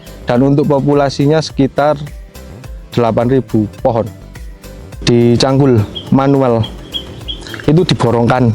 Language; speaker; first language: Indonesian; non-native, local second language; Javanese